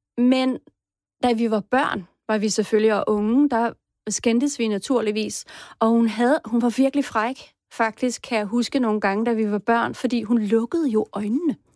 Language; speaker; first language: Danish; native; Danish